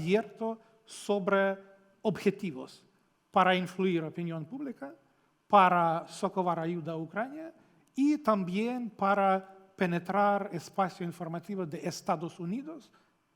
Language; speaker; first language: Spanish; non-native, fluent; Ukrainian